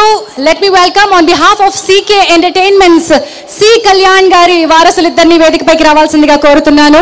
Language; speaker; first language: Telugu; native; Telugu